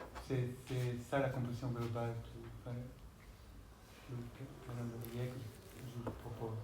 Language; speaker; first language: French; non-native, fluent; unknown